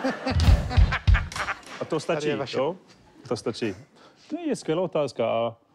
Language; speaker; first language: Czech; non-native, learner; English